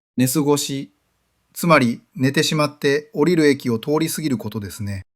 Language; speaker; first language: Japanese; non-native, fluent; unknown